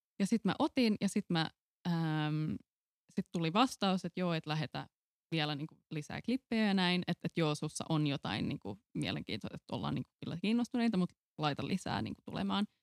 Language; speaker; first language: Finnish; non-native, local second language; Swedish